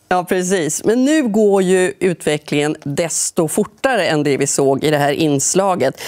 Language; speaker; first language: Swedish; native; Swedish